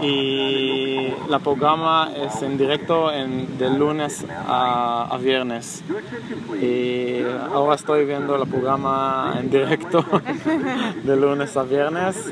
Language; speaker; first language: Spanish; non-native, learner; Hebrew